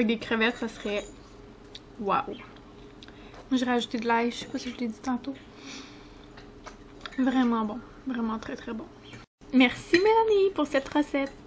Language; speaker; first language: French; native; French